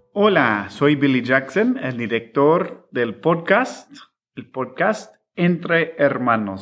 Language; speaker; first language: Spanish; non-native, fluent; English